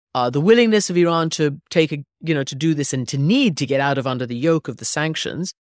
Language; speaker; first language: English; early bilingual, other home language; Persian